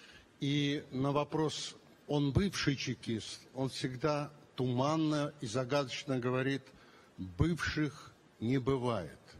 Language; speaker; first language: Russian; native; Russian